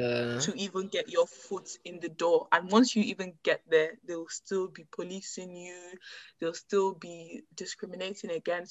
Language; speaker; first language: English; non-native, local second language; Yoruba